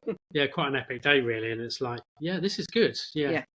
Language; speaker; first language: English; native; English